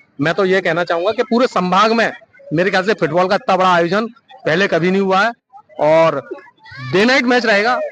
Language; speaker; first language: Hindi; native; Hindi